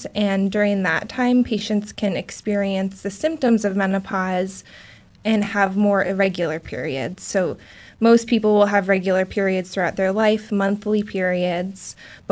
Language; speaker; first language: English; native; English